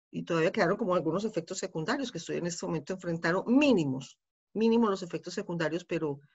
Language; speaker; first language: Spanish; native; Spanish